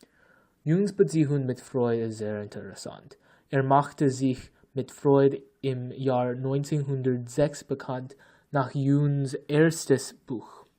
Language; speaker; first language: German; non-native, learner; English